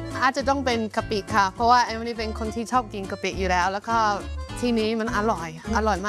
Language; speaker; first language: Thai; non-native, fluent; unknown